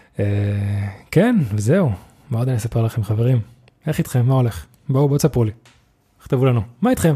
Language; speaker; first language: Hebrew; native; Hebrew